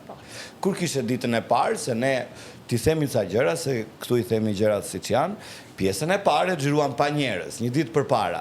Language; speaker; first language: Albanian; native; Albanian